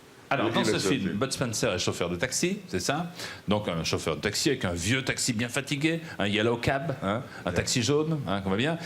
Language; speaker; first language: French; native; French